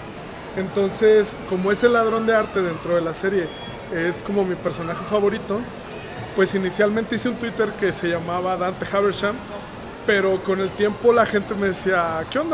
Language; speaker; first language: Spanish; native; Spanish